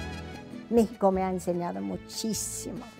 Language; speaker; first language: Spanish; non-native, fluent; English